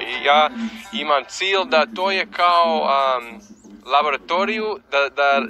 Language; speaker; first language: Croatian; early bilingual, heritage; Croatian